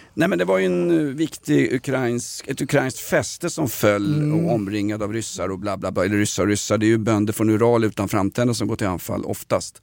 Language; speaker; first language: Swedish; native; Swedish